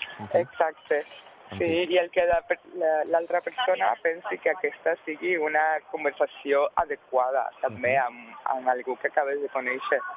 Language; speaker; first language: Catalan; non-native, local second language; Spanish